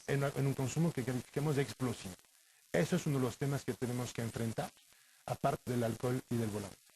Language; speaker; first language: Spanish; non-native, fluent; French